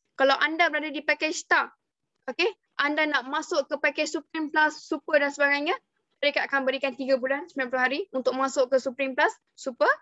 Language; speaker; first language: Malay; native; Malay